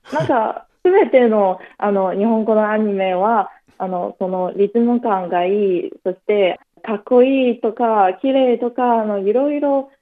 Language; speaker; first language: Japanese; non-native, fluent; Chinese